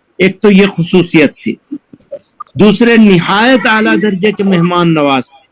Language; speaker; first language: Urdu; native; Urdu